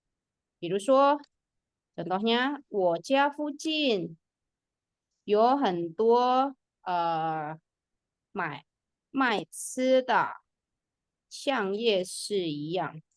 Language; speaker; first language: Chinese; non-native, fluent; Indonesian